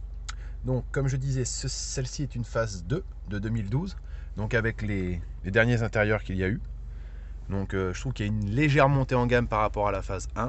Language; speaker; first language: French; native; French